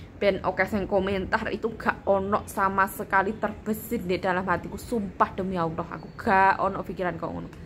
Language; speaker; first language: Indonesian; non-native, local second language; Javanese